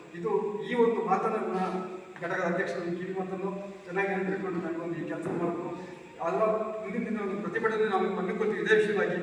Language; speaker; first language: Kannada; non-native, local second language; Malayalam